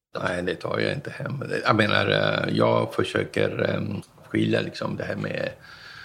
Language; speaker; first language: Swedish; non-native, fluent; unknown